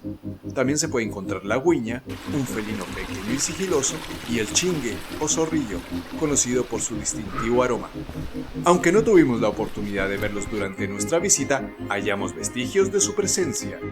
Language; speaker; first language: Spanish; native; Spanish